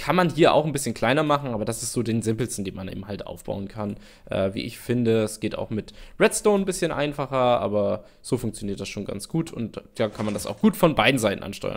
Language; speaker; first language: German; native; German